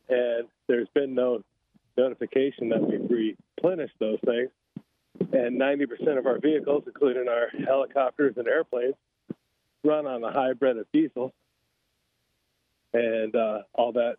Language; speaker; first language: English; native; English